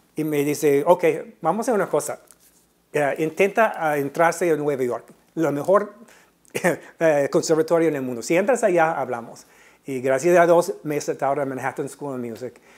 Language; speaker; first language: Spanish; non-native, fluent; English